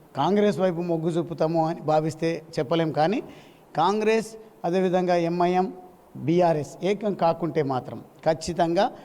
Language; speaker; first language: Telugu; native; Telugu